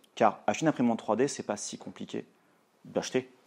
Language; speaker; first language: French; native; French